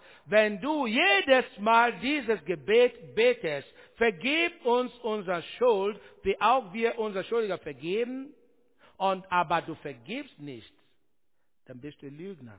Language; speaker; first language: German; non-native, learner; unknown